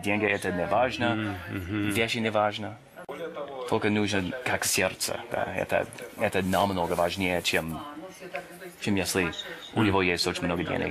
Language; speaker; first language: Russian; non-native, learner; English